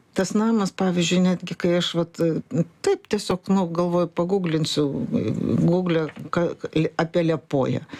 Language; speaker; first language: Lithuanian; early bilingual, heritage; Lithuanian